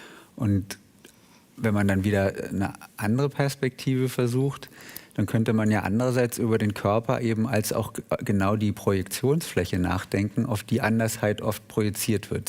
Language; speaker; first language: German; native; German